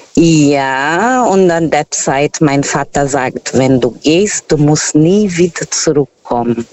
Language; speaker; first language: German; non-native, fluent; Portuguese